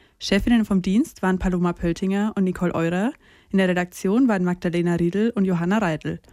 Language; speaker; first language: German; native; German